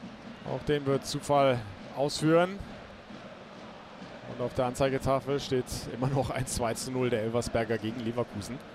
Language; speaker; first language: German; native; German